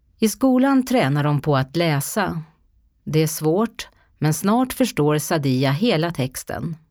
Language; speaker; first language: Swedish; native; Swedish